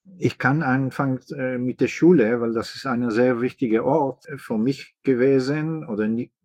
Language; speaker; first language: German; non-native, fluent; Hebrew